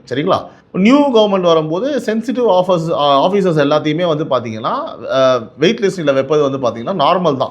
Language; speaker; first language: Tamil; native; Tamil